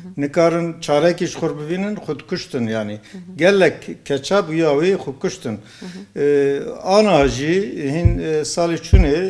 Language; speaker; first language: Kurdish; native; Kurdish